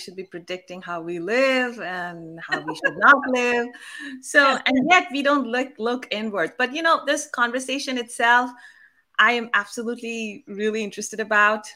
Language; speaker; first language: English; non-native, local second language; Bangla